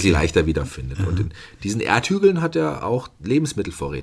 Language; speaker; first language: German; native; German